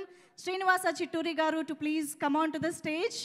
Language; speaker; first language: Telugu; native; Telugu